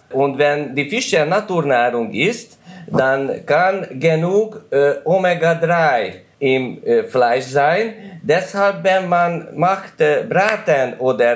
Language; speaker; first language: German; non-native, learner; Hungarian